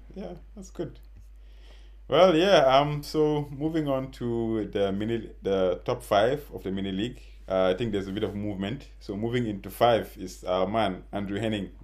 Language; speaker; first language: English; non-native, local second language; Wolof